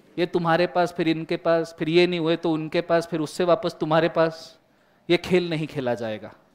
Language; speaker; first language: Hindi; non-native, local second language; Marathi